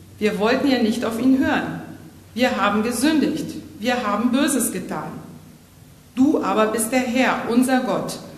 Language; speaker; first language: German; native; German